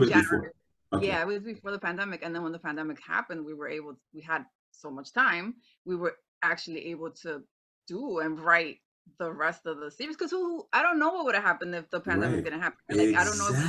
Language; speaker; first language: English; native; English